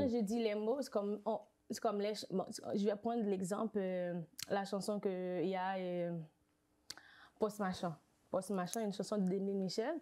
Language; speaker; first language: French; non-native, local second language; Haitian Creole